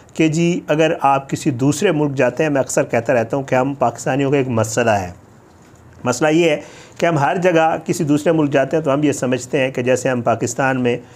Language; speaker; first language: Urdu; native; Urdu